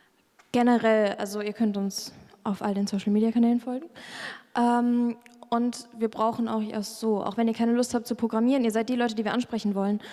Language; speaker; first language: German; native; German